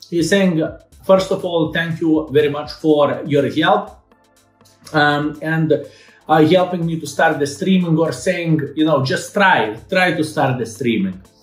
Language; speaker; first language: English; non-native, fluent; Lithuanian